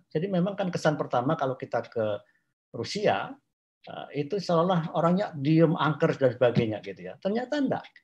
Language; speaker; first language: Indonesian; non-native, local second language; Javanese